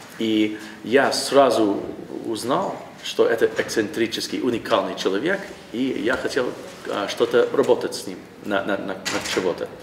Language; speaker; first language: Russian; non-native, learner; English